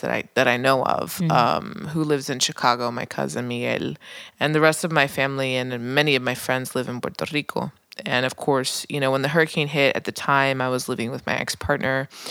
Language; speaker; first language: English; non-native, local second language; Spanish